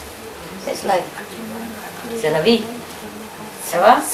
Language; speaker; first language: French; non-native, fluent; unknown